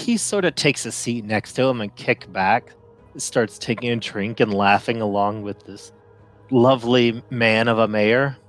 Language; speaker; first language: English; native; English